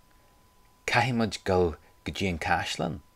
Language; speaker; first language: Irish; non-native, local second language; English